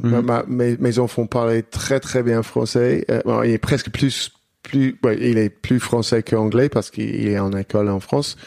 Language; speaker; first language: French; non-native, fluent; English